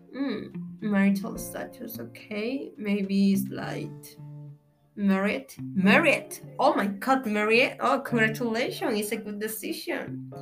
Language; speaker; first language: English; non-native, learner; Spanish